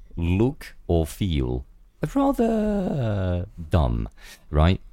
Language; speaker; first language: English; non-native, fluent; Czech